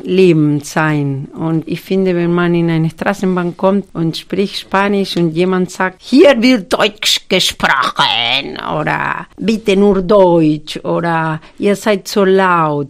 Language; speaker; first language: German; non-native, fluent; Spanish